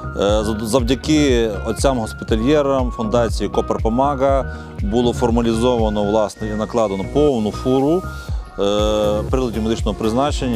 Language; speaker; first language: Ukrainian; native; Ukrainian